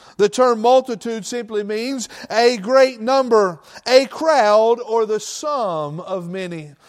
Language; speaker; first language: English; native; English